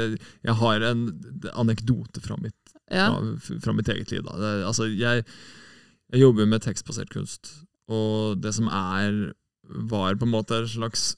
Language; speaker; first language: Norwegian; native; Norwegian